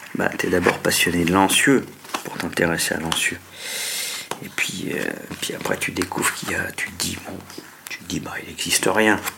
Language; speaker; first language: French; native; French